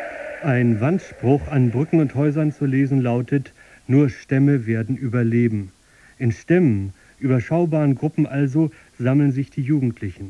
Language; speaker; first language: German; native; German